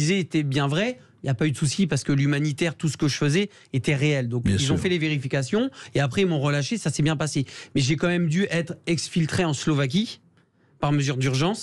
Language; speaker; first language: French; native; French